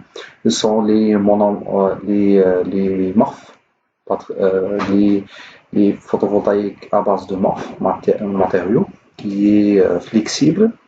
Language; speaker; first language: French; non-native, local second language; Arabic